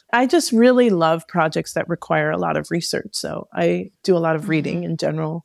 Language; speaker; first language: English; native; English